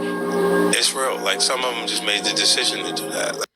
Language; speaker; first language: English; native; English